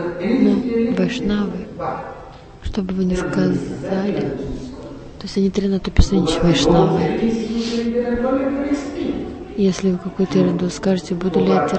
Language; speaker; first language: Russian; non-native, learner; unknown